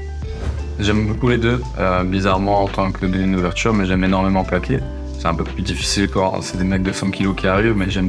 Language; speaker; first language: French; native; French